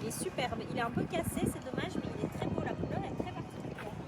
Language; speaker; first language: French; native; French